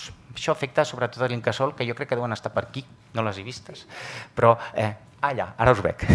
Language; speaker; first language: Catalan; native; Catalan